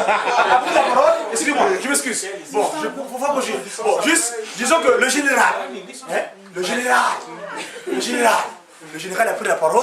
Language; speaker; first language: French; non-native, local second language; Kongo